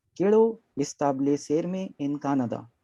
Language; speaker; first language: Spanish; non-native, learner; Hindi